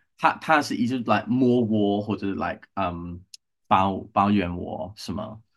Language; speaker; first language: Chinese; non-native, learner; English